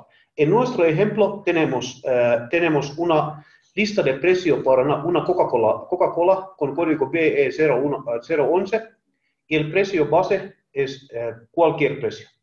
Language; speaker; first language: Spanish; non-native, learner; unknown